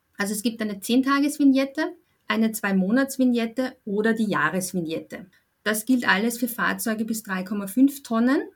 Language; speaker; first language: German; native; German